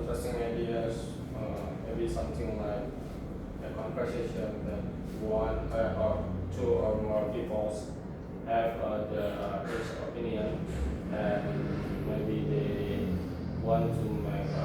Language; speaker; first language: English; non-native, learner; Indonesian